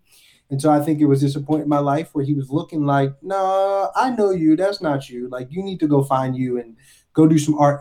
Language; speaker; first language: English; native; English